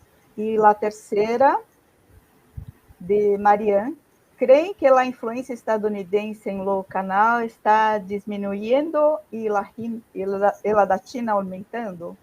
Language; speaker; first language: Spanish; non-native, fluent; Portuguese